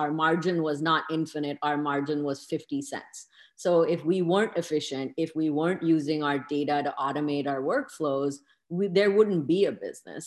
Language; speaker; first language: English; non-native, local second language; Urdu